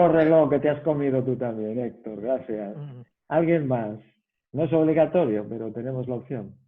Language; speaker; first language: Spanish; native; Spanish